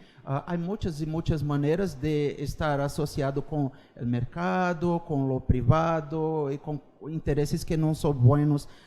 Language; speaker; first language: Spanish; non-native, fluent; Portuguese